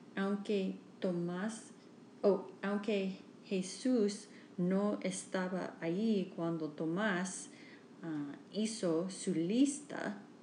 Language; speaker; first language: Spanish; non-native, learner; English